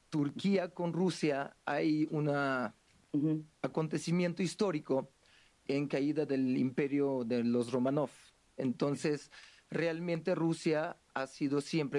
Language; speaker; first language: Spanish; non-native, fluent; Uzbek